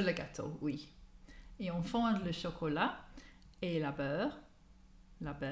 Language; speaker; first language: French; non-native, learner; English